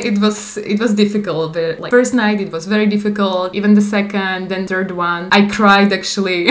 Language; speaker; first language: English; non-native, fluent; Slovak